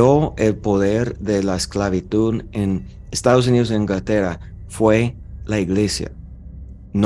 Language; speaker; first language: Spanish; non-native, fluent; English